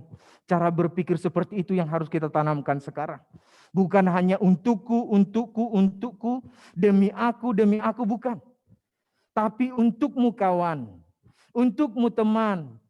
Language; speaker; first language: Indonesian; native; Indonesian